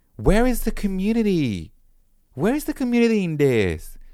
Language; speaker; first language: English; non-native, fluent; Italian